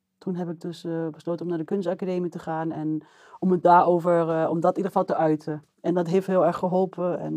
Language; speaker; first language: Dutch; early bilingual, other home language; Arabic